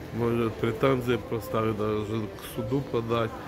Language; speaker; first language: Russian; non-native, local second language; Ukrainian